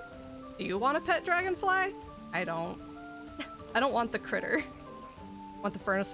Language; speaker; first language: English; native; English